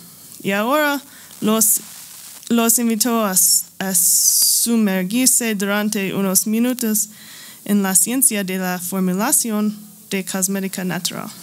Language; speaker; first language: Spanish; non-native, learner; English